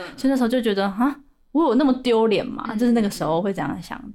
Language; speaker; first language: Chinese; native; Chinese